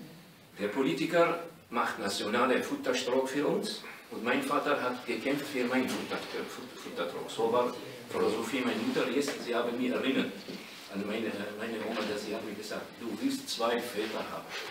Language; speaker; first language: German; non-native, learner; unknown